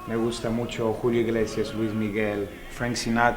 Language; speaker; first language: Spanish; non-native, learner; Italian